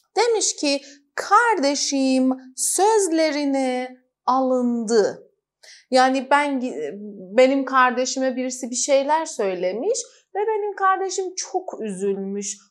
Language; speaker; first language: Turkish; non-native, fluent; Persian